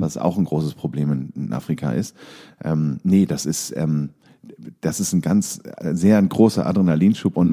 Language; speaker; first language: German; native; German